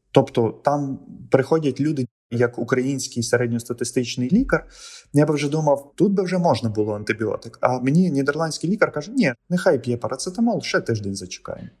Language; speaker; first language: Ukrainian; native; Ukrainian